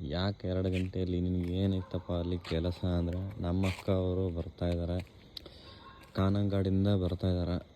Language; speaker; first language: Kannada; non-native, local second language; Telugu